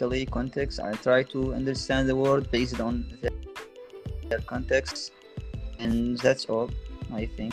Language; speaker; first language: English; non-native, fluent; Arabic